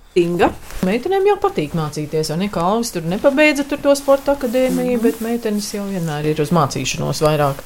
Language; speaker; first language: Latvian; native; Latvian